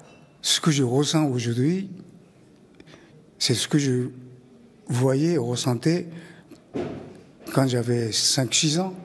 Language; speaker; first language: French; non-native, fluent; Japanese